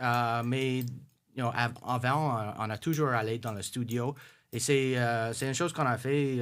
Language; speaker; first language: French; non-native, local second language; English